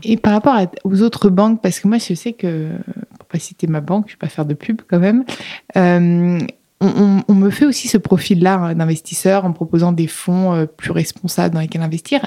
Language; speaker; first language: French; native; French